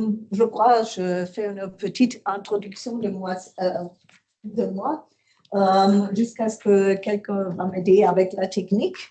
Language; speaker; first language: French; non-native, learner; German